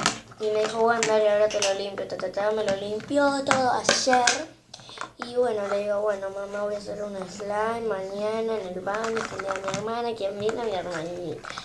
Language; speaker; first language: Spanish; native; Spanish